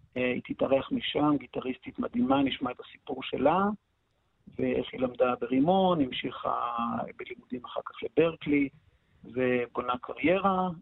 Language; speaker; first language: Hebrew; native; Hebrew